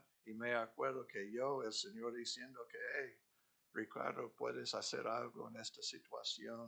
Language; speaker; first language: Spanish; non-native, fluent; English